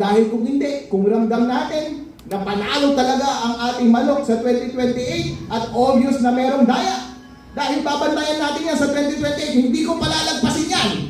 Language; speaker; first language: Filipino; non-native, local second language; Iloko